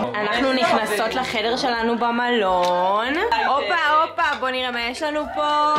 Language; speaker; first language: Hebrew; native; Hebrew